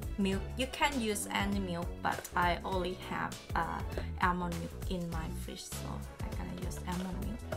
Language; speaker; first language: English; non-native, learner; Thai